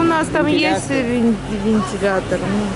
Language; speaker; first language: Russian; native; Russian